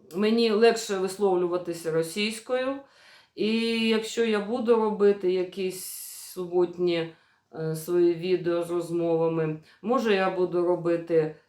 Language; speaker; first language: Ukrainian; non-native, local second language; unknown